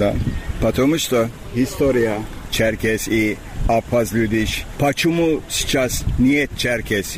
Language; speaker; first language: Russian; non-native, learner; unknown